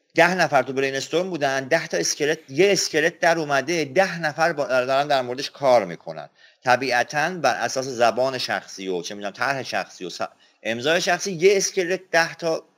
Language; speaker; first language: Persian; non-native, local second language; Azerbaijani